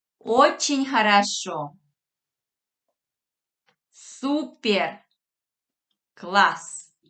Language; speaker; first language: Russian; non-native, fluent; Korean